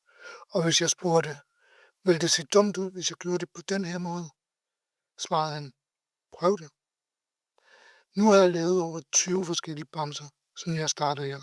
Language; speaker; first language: Danish; native; Danish